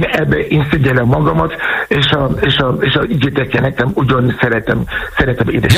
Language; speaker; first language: Hungarian; non-native, fluent; Yoruba